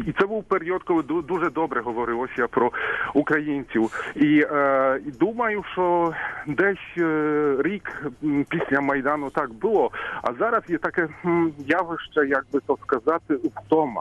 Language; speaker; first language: Ukrainian; non-native, fluent; Polish